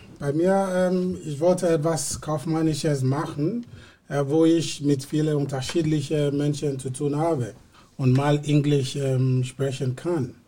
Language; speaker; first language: German; non-native, learner; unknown